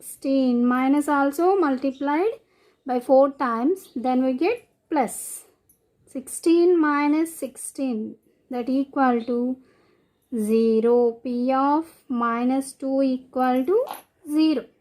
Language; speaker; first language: English; non-native, local second language; Telugu